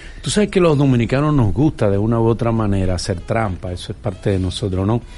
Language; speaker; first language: Spanish; native; Spanish